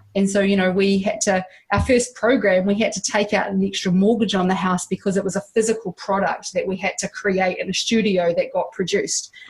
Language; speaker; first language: English; native; English